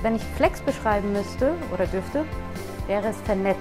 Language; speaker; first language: German; native; German